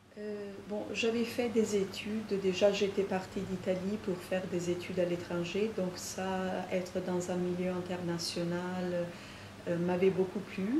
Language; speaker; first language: French; non-native, fluent; Italian